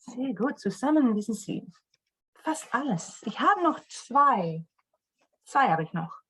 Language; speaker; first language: German; non-native, learner; Dutch